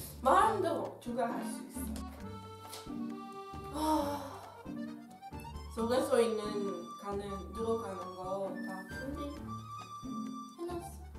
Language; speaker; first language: Korean; non-native, learner; Dutch